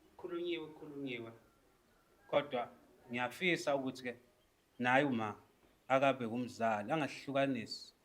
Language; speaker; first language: Zulu; native; Zulu